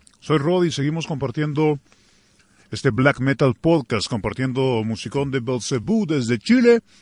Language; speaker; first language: Spanish; native; Spanish